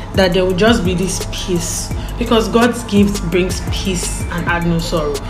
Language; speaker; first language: English; non-native, local second language; Igbo